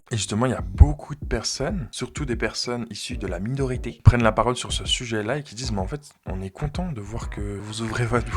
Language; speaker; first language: French; native; French